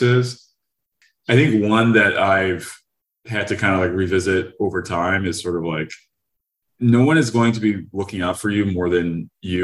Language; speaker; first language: English; native; English